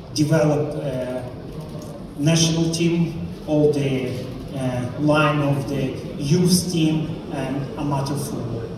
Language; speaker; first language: English; non-native, learner; Ukrainian